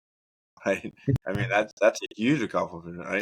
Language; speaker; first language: English; native; English